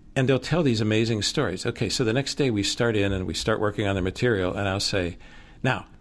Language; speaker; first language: English; native; English